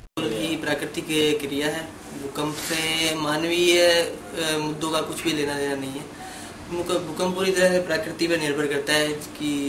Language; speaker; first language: Hindi; native; Hindi